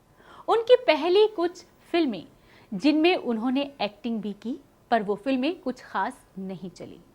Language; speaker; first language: Hindi; native; Hindi